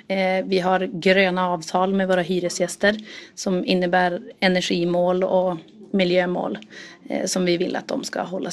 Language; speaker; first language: Swedish; native; Swedish